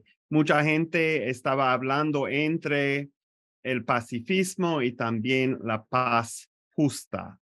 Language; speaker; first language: Spanish; non-native, fluent; French